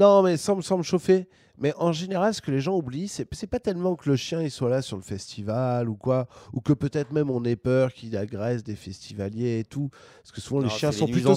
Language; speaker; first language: French; native; French